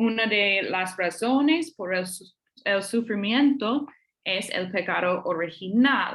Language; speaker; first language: Spanish; non-native, fluent; English